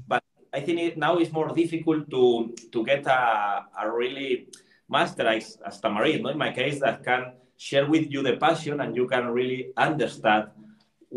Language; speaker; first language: English; non-native, learner; Spanish